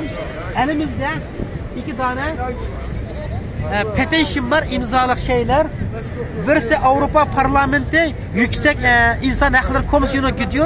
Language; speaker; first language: Turkish; non-native, learner; Uyghur